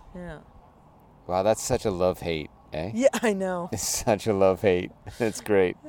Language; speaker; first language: English; native; English